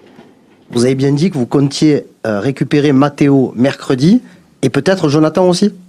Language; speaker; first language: French; native; French